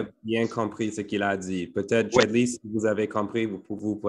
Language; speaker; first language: French; non-native, fluent; English